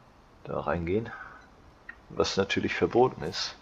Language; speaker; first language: German; native; German